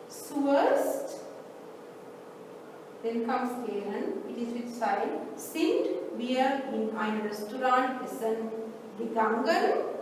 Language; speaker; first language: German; non-native, fluent; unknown